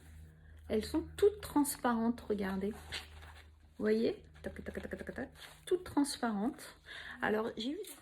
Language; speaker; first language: French; native; French